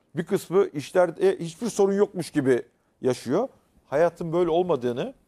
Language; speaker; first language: Turkish; native; Turkish